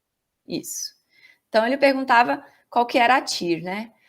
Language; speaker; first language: Portuguese; native; Portuguese